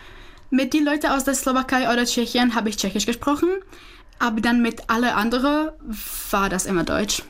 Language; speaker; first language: German; non-native, fluent; Czech